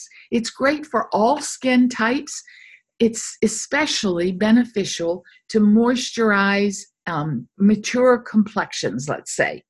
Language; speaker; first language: English; native; English